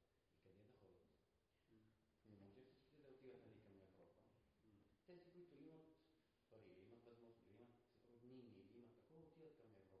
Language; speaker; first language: Bulgarian; non-native, fluent; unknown